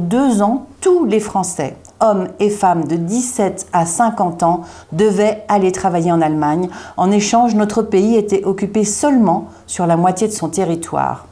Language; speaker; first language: French; native; French